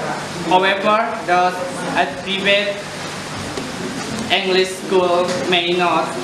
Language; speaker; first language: English; non-native, learner; Indonesian